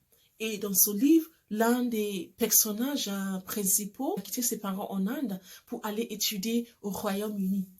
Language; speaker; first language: French; non-native, fluent; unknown